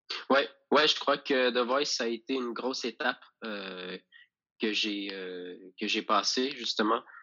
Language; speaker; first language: French; native; French